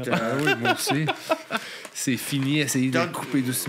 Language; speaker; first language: French; native; French